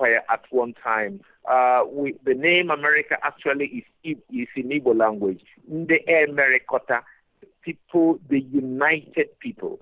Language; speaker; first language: English; non-native, local second language; Igbo